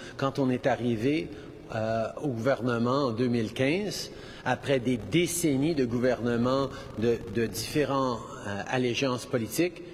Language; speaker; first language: French; early bilingual, heritage; French